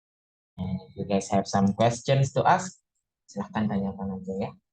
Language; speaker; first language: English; non-native, fluent; Indonesian